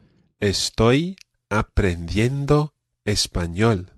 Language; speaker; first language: Spanish; non-native, fluent; English